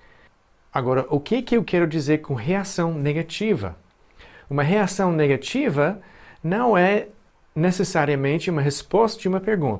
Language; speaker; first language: Portuguese; non-native, fluent; English